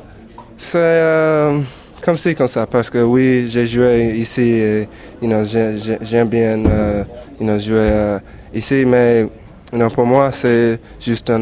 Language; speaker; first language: French; non-native, learner; English